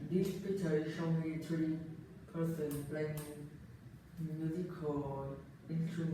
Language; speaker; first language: English; non-native, learner; Vietnamese